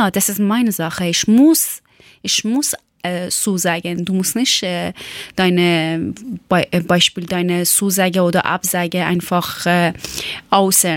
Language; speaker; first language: German; non-native, learner; Persian